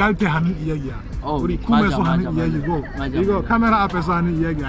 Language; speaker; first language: Korean; non-native, learner; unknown